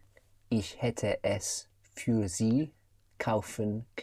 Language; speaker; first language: German; non-native, learner; English